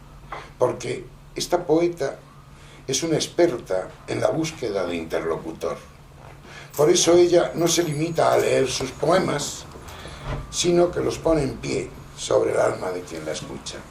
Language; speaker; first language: Spanish; native; Spanish